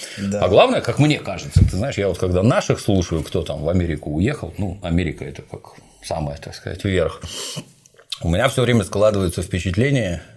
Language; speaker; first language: Russian; native; Russian